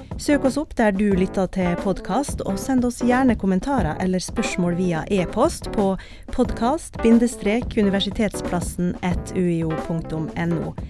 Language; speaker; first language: Norwegian; native; Norwegian